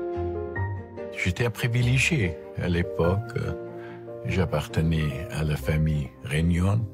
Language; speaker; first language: French; non-native, fluent; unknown